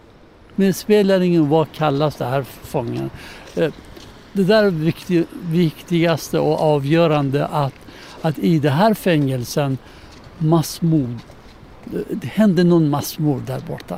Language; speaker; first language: Swedish; non-native, learner; Persian